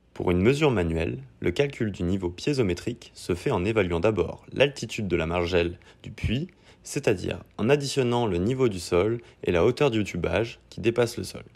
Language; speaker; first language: French; native; French